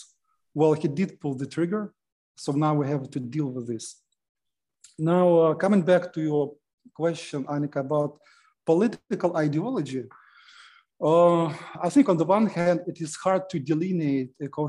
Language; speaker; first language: English; non-native, fluent; Russian